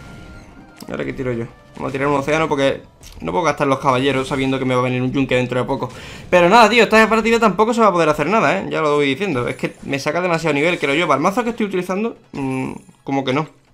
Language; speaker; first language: Spanish; native; Spanish